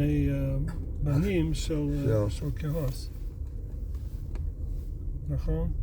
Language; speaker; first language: Hebrew; non-native, fluent; English